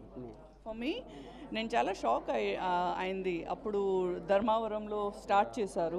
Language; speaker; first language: Telugu; non-native, learner; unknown